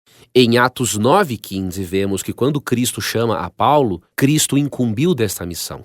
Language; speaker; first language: Portuguese; native; Portuguese